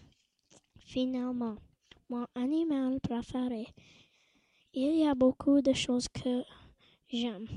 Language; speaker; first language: French; non-native, learner; English